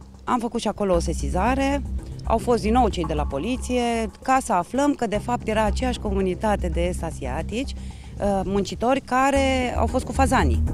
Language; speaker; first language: Romanian; native; Romanian